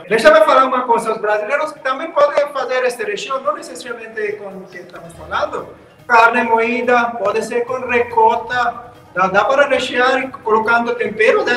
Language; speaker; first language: Portuguese; non-native, fluent; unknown